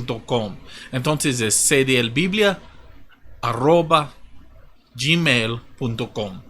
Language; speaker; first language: Spanish; non-native, fluent; English